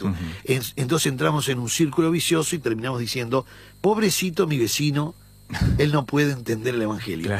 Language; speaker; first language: Spanish; native; Spanish